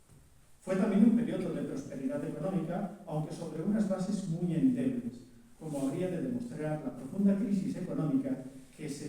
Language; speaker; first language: Spanish; native; Spanish